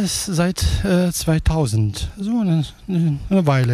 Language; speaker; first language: German; non-native, fluent; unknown